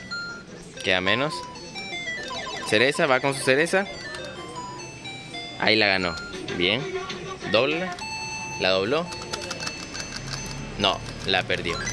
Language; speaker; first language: Spanish; native; Spanish